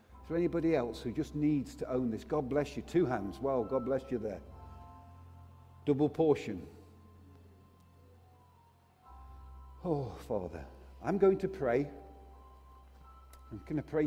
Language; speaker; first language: English; native; English